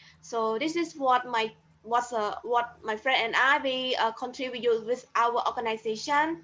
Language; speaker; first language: English; non-native, learner; Khmer